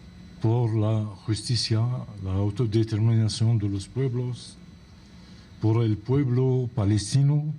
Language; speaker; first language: Spanish; non-native, fluent; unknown